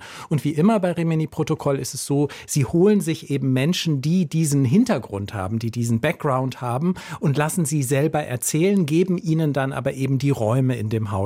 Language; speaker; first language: German; native; German